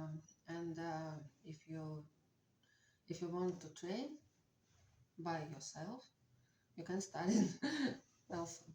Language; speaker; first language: English; non-native, learner; Russian